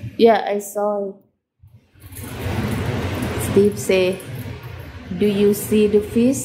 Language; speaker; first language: English; non-native, learner; Thai